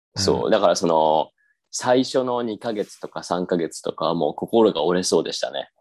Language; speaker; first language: Japanese; native; Japanese